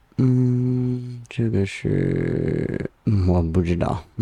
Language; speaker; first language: Chinese; non-native, learner; English